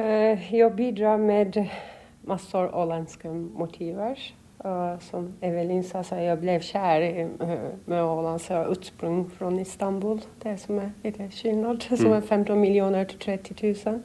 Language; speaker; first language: Swedish; non-native, learner; Turkish